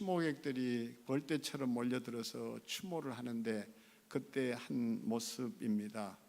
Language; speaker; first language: Korean; native; Korean